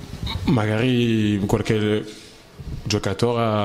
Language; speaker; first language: Italian; non-native, learner; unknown